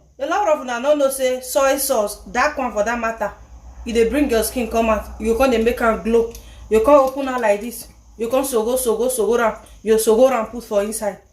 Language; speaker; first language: Nigerian Pidgin; native; Nigerian Pidgin